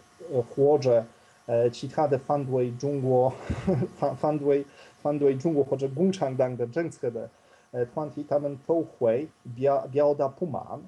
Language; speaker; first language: Chinese; non-native, fluent; Polish